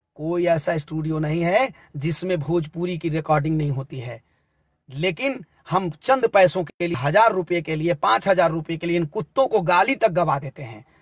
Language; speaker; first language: Hindi; native; Hindi